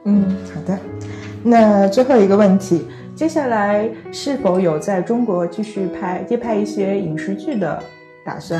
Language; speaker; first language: Chinese; native; Chinese